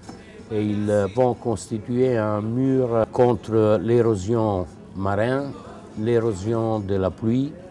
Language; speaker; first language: French; non-native, fluent; Italian